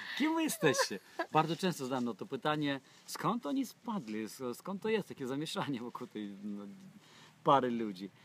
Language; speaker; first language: Polish; non-native, fluent; Russian